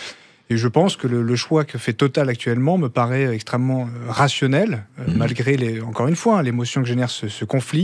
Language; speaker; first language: French; native; French